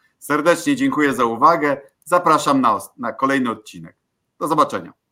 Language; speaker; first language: Polish; native; Polish